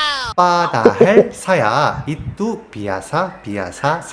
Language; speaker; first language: Indonesian; non-native, learner; Korean